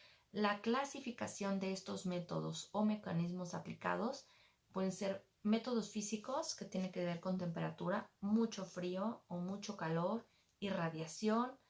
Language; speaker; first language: Spanish; native; Spanish